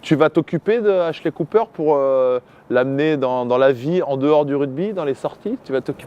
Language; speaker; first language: French; native; French